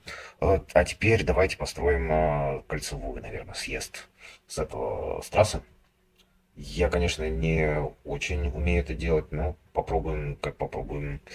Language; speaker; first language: Russian; native; Russian